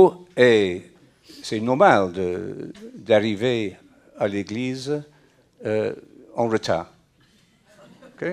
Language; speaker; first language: French; non-native, fluent; English